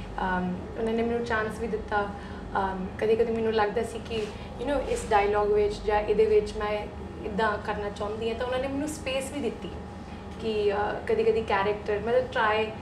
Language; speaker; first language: Punjabi; early bilingual, heritage; Punjabi